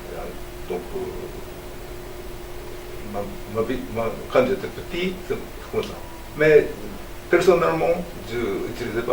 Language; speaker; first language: French; non-native, learner; Japanese